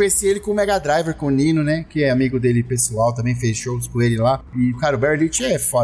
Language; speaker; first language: Portuguese; native; Portuguese